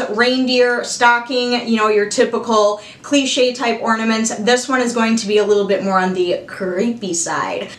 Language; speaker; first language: English; native; English